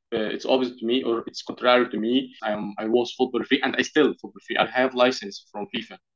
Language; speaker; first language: English; non-native, learner; Arabic